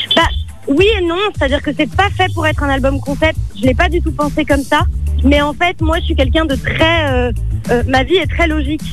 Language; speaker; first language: French; native; French